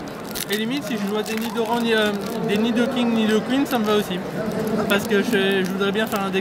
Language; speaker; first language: French; native; French